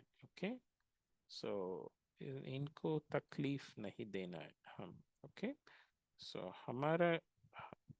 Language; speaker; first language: Hindi; non-native, local second language; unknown